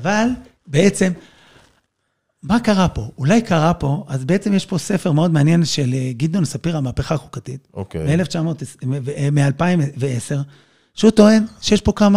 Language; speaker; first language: Hebrew; native; Hebrew